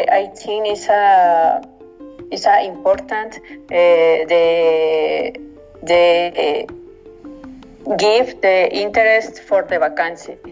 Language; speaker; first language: English; non-native, learner; Spanish